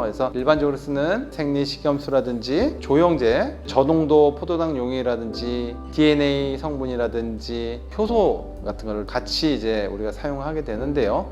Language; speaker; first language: Korean; native; Korean